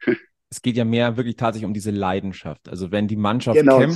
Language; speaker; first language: German; native; German